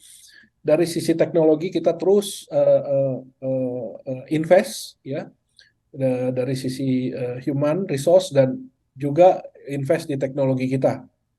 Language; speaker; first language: Indonesian; native; Indonesian